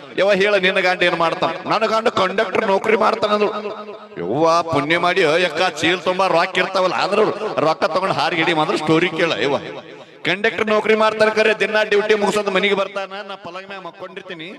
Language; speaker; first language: Kannada; native; Kannada